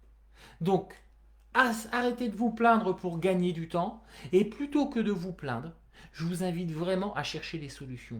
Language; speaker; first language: French; native; French